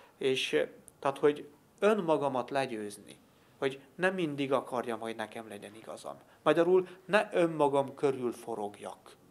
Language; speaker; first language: Hungarian; native; Hungarian